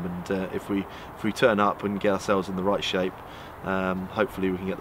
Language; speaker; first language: English; native; English